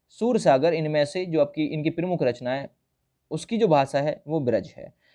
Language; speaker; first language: Hindi; native; Hindi